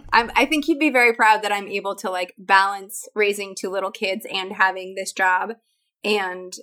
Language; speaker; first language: English; native; English